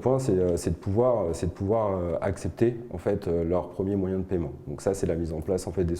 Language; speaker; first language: French; native; French